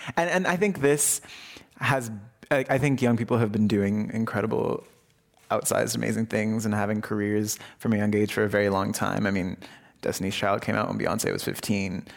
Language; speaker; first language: English; early bilingual, other home language; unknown